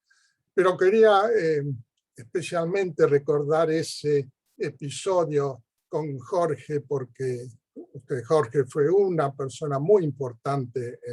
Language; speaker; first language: Spanish; early bilingual, heritage; Spanish